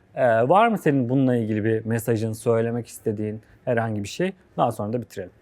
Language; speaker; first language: Turkish; native; Turkish